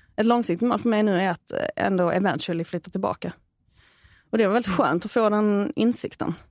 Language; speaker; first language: Swedish; native; Swedish